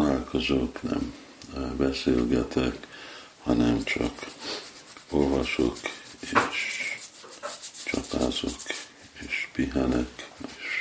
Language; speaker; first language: Hungarian; non-native, fluent; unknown